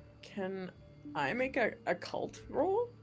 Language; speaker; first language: English; native; English